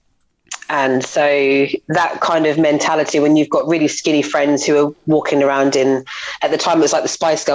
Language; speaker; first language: English; native; English